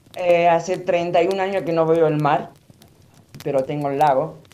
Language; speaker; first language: Spanish; non-native, fluent; Armenian